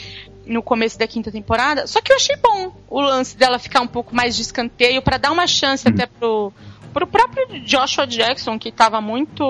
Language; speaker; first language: Portuguese; native; Portuguese